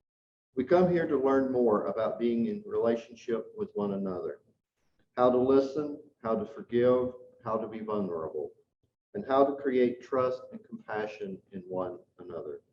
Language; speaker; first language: English; native; English